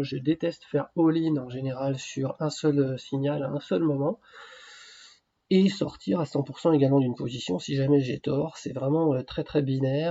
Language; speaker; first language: French; native; French